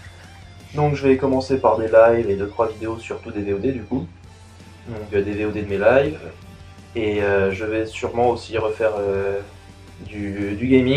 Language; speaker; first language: French; native; French